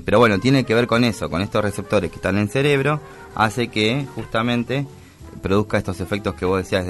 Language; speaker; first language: Spanish; native; Spanish